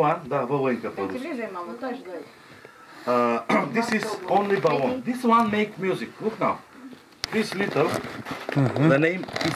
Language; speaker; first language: English; non-native, learner; Bulgarian